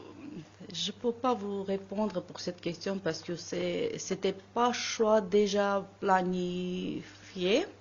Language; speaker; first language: French; non-native, learner; Armenian